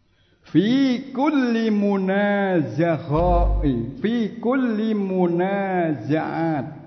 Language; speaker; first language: Arabic; non-native, fluent; Indonesian